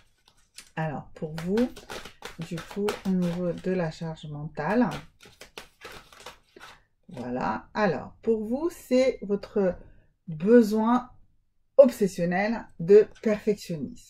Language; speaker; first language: French; native; French